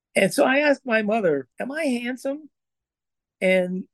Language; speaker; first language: English; native; English